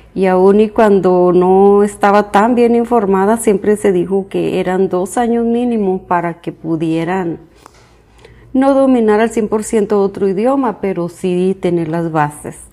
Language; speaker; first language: English; non-native, fluent; Spanish